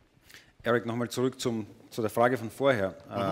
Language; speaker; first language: German; native; German